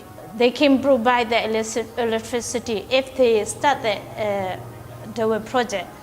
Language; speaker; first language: English; non-native, learner; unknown